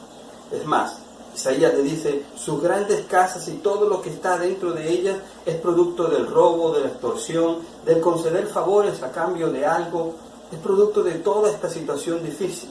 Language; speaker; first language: Spanish; native; Spanish